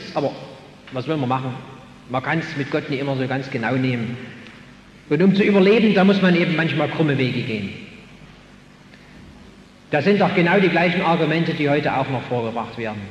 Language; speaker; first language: German; native; German